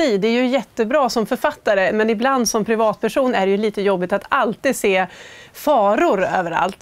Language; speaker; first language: Swedish; native; Swedish